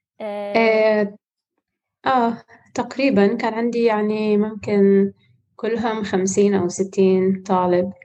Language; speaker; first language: Arabic; non-native, fluent; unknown